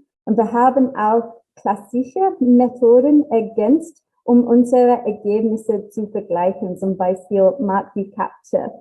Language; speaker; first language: German; non-native, learner; English